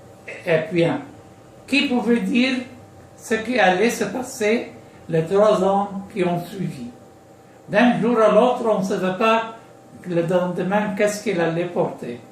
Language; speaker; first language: French; non-native, local second language; Arabic